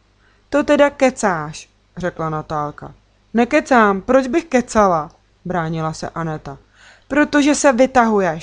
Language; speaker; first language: Czech; native; Czech